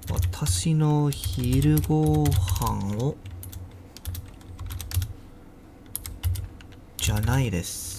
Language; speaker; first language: Japanese; non-native, learner; English